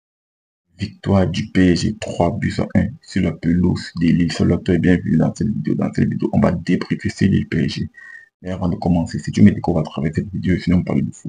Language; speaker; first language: French; native; French